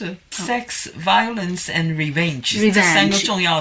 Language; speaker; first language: Chinese; native; Chinese